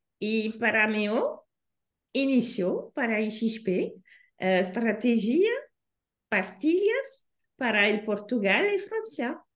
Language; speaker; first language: Spanish; non-native, learner; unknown